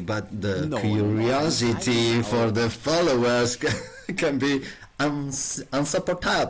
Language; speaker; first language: English; non-native, learner; Italian